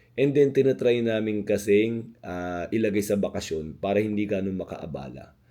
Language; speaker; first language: Filipino; native; Filipino